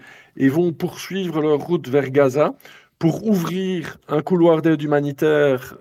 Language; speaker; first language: French; native; French